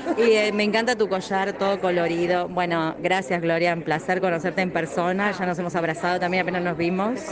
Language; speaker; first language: Spanish; native; Spanish